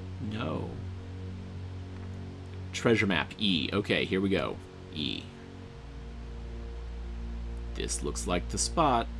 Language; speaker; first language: English; native; English